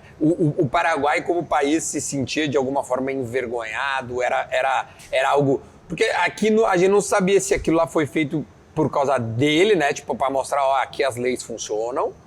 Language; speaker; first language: Portuguese; native; Portuguese